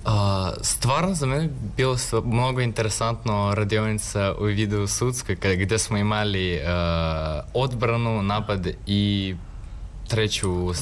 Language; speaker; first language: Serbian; early bilingual, other home language; Russian